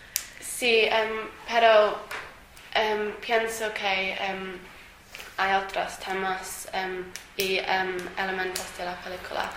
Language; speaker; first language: Spanish; non-native, learner; English